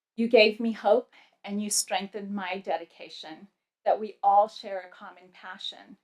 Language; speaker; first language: English; early bilingual, other home language; Punjabi